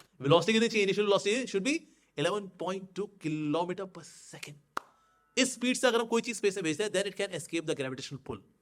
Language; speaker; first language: Hindi; native; Hindi